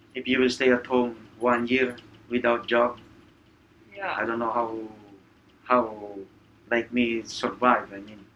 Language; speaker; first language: English; non-native, local second language; Filipino